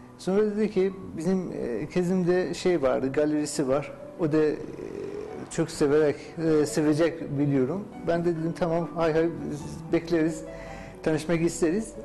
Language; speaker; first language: Turkish; non-native, fluent; Persian